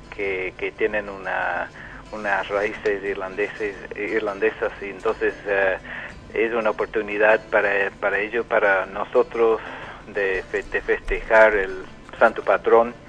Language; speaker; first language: Spanish; non-native, fluent; English